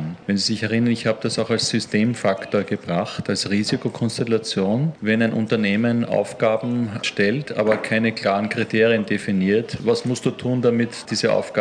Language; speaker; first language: German; native; German